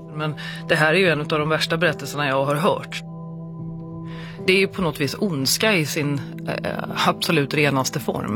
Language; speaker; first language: Swedish; native; Swedish